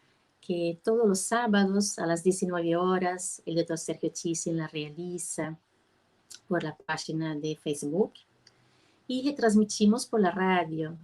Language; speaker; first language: Spanish; non-native, fluent; Portuguese